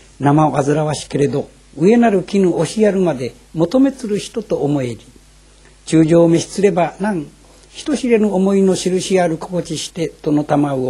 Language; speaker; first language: Japanese; native; Japanese